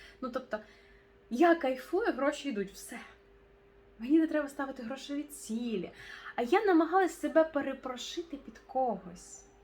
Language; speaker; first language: Ukrainian; non-native, local second language; Russian